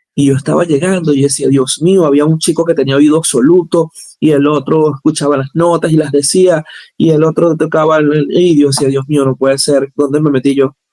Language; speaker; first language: Spanish; native; Spanish